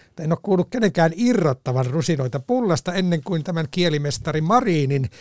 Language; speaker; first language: Finnish; native; Finnish